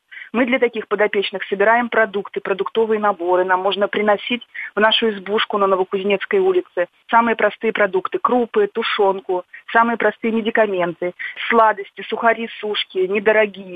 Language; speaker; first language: Russian; native; Russian